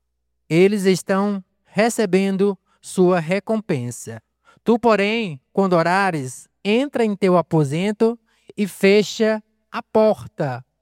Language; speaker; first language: Portuguese; native; Portuguese